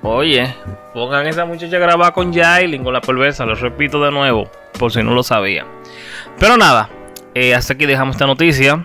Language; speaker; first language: Spanish; native; Spanish